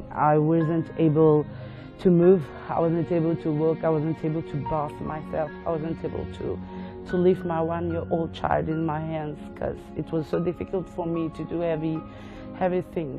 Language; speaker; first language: English; non-native, local second language; Morisyen